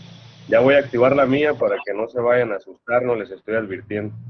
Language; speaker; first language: Spanish; native; Spanish